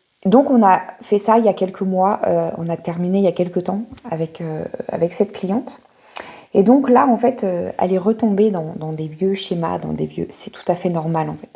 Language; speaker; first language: French; native; French